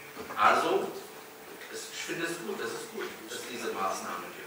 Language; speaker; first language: German; early bilingual, other home language; Kurdish